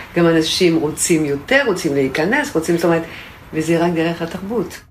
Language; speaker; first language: Hebrew; non-native, fluent; French